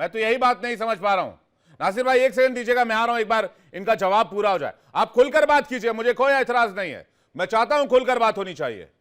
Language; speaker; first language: Hindi; native; Hindi